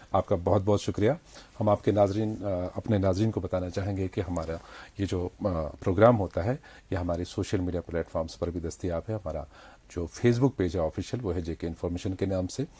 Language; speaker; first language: Hindi; non-native, local second language; Kashmiri